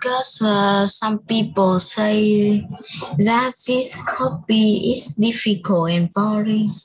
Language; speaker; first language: English; non-native, learner; Vietnamese